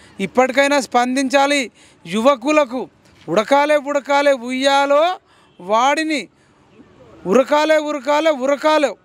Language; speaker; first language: Telugu; native; Telugu